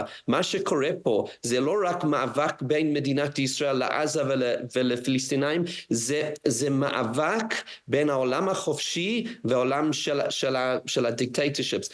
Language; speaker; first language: Hebrew; non-native, fluent; English